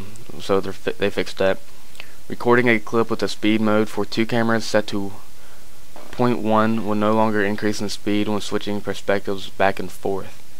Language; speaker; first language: English; native; English